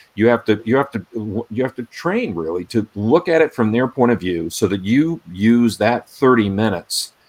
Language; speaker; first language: English; native; English